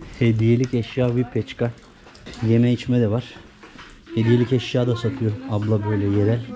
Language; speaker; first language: Turkish; native; Turkish